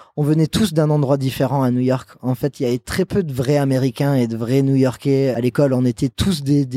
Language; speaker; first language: French; non-native, fluent; English